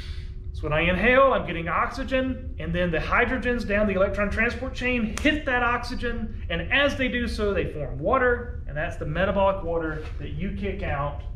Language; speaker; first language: English; native; English